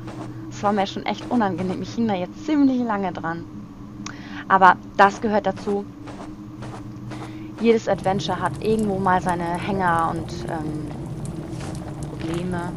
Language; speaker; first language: German; native; German